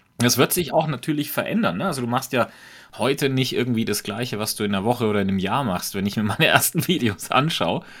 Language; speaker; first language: German; native; German